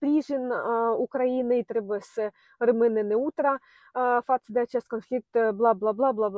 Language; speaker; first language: Romanian; non-native, fluent; Ukrainian